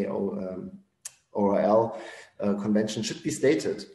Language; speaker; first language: English; non-native, fluent; German